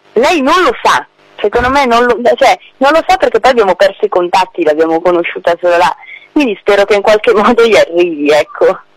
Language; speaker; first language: Italian; non-native, fluent; English